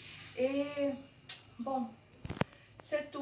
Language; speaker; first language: French; non-native, learner; Portuguese